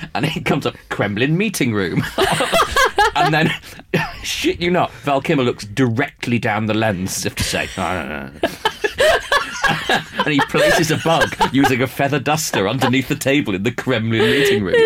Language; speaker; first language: English; early bilingual, other home language; Spanish